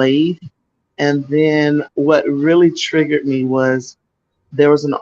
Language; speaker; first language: English; native; English